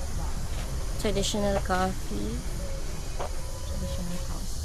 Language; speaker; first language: English; non-native, local second language; Filipino